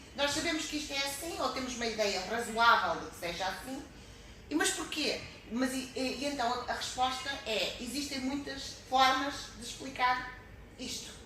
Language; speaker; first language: Portuguese; native; Portuguese